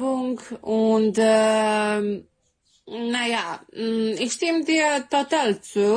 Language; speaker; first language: German; non-native, learner; Serbian